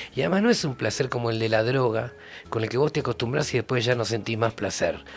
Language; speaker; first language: Spanish; native; Spanish